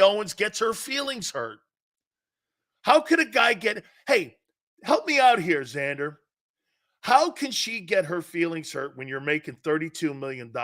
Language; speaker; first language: English; native; English